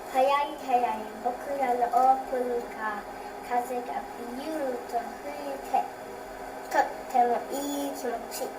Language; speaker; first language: Japanese; non-native, learner; Vietnamese